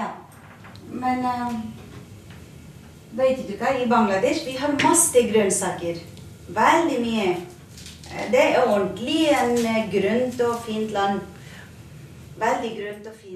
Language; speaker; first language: Norwegian; non-native, fluent; Bangla